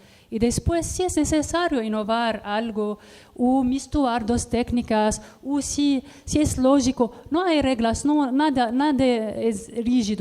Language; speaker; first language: Spanish; non-native, learner; Arabic